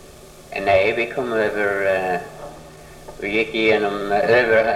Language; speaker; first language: Swedish; early bilingual, heritage; Swedish